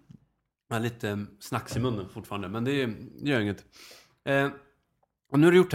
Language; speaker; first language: Swedish; native; Swedish